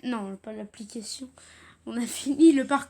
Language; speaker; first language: French; native; French